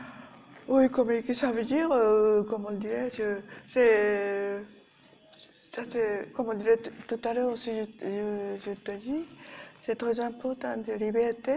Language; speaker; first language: French; non-native, learner; Japanese